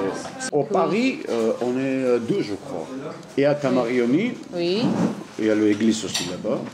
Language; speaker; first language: French; non-native, learner; Georgian